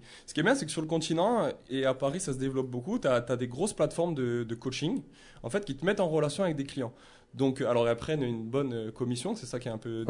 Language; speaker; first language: French; native; French